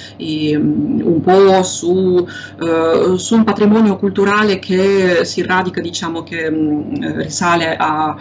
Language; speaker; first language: Italian; non-native, fluent; Russian